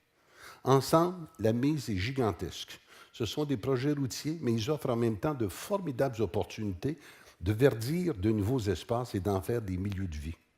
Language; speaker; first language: French; native; French